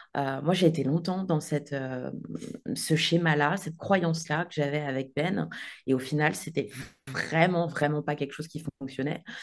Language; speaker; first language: French; native; French